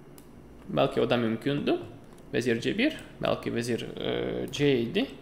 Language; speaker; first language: Turkish; non-native, fluent; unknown